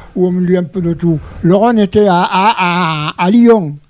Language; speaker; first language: French; native; French